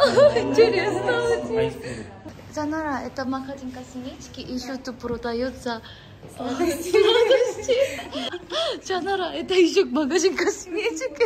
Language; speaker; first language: Russian; non-native, learner; Korean